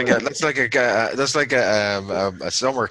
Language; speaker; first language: English; native; English